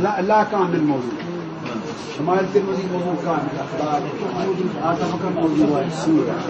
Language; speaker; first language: Arabic; non-native, learner; Urdu